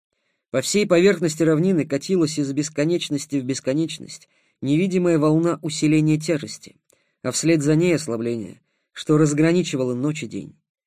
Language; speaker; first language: Russian; native; Russian